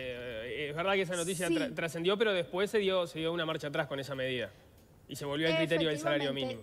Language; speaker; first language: Spanish; native; Spanish